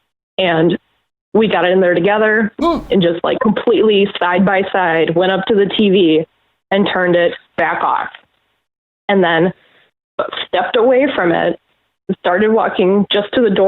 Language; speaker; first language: English; native; English